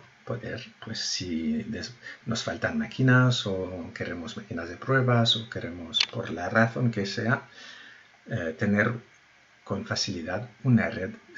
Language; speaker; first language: Spanish; non-native, fluent; French